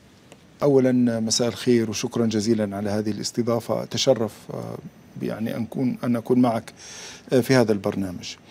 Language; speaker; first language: Arabic; native; Arabic